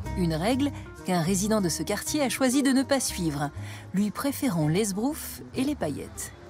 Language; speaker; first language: French; native; French